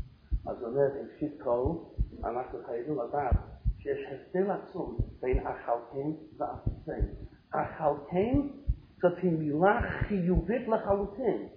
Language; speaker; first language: Hebrew; non-native, fluent; English